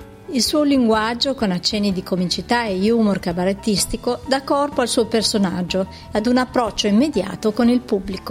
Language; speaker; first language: Italian; native; Italian